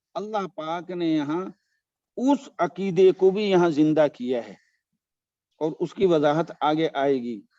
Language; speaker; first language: Urdu; native; Urdu